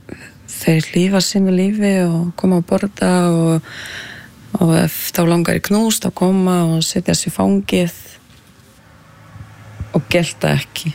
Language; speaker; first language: Icelandic; non-native, fluent; Polish